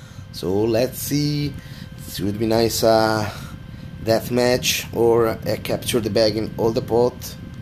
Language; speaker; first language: English; non-native, fluent; Italian